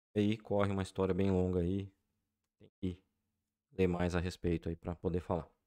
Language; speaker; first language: Portuguese; native; Portuguese